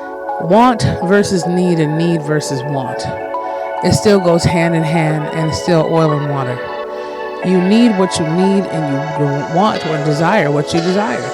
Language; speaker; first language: English; native; English